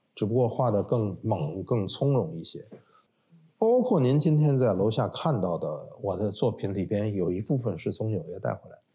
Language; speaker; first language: Chinese; native; Chinese